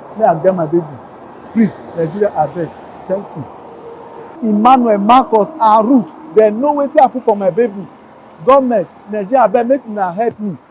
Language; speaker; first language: Nigerian Pidgin; non-native, local second language; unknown